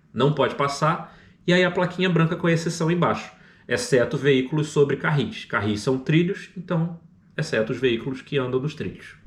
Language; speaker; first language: Portuguese; native; Portuguese